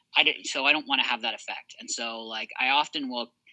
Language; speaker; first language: English; native; English